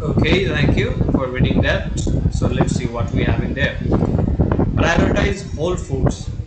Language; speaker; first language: English; non-native, local second language; Bangla